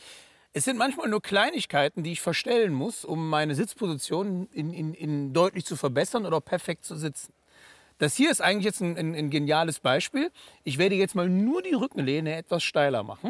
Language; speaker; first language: German; native; German